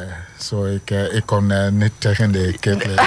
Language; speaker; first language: Dutch; non-native, learner; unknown